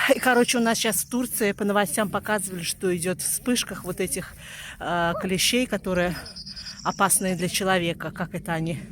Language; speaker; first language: Russian; native; Russian